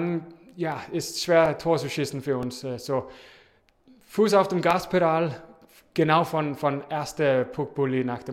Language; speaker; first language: German; non-native, fluent; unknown